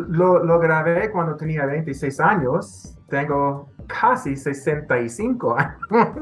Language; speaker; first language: Spanish; non-native, fluent; English